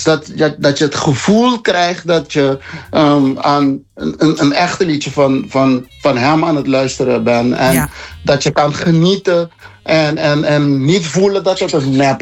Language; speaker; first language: Dutch; non-native, local second language; Papiamento